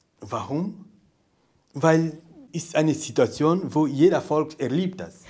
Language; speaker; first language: German; non-native, fluent; Portuguese